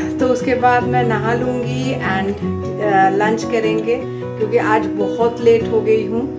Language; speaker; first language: Hindi; non-native, local second language; Bangla